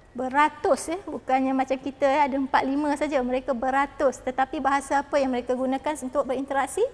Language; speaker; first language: Malay; native; Malay